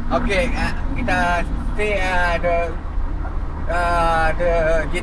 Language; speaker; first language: English; non-native, learner; Malay